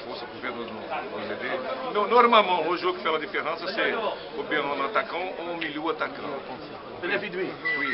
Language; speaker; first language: French; non-native, learner; Portuguese